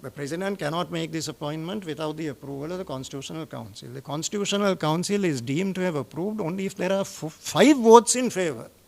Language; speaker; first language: English; non-native, local second language; Sinhala